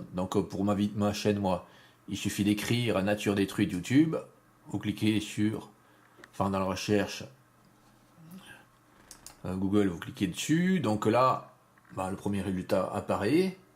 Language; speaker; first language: French; native; French